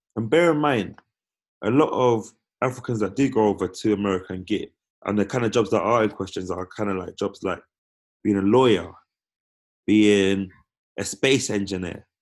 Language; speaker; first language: English; native; English